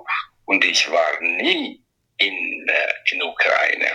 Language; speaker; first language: German; non-native, fluent; Italian